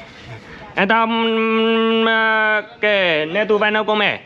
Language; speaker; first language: Portuguese; non-native, learner; Vietnamese